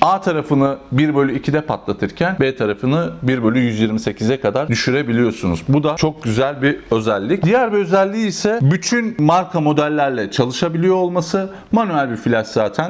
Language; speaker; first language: Turkish; native; Turkish